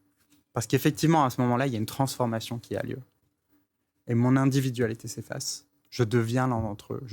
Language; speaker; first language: French; native; French